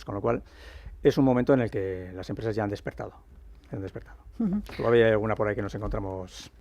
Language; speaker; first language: Spanish; native; Spanish